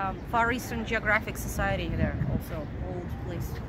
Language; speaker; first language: English; non-native, fluent; Russian